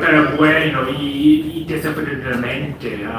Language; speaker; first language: Spanish; non-native, fluent; English